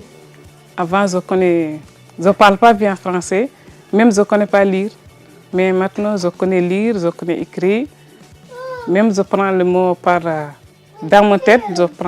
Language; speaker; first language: French; non-native, learner; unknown